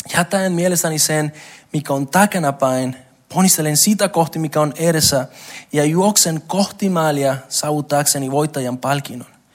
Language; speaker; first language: Finnish; non-native, fluent; Spanish